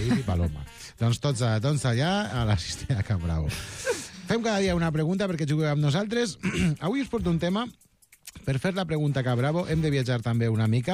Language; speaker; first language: Catalan; native; Catalan